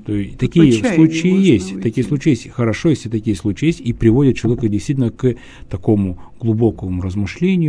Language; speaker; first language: Russian; native; Russian